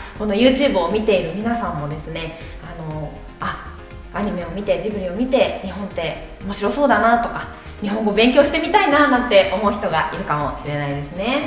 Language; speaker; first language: Japanese; native; Japanese